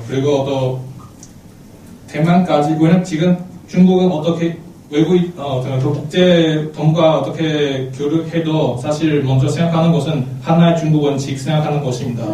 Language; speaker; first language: Korean; non-native, fluent; Chinese